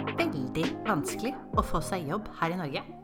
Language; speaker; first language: Norwegian; non-native, fluent; English